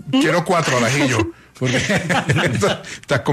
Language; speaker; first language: Spanish; native; Spanish